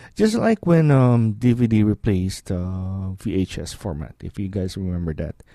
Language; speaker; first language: English; non-native, local second language; Filipino